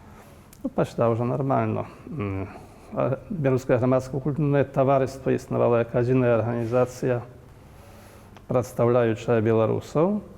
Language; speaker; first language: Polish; non-native, local second language; Belarusian